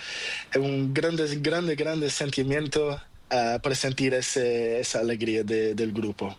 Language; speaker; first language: Spanish; non-native, learner; Portuguese